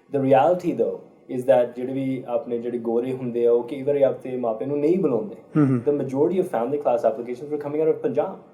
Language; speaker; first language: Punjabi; early bilingual, heritage; Punjabi